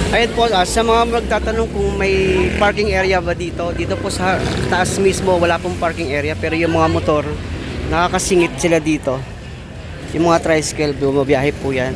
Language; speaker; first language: Filipino; native; Filipino